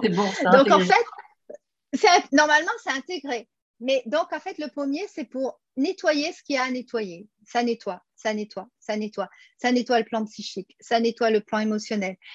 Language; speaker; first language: French; native; French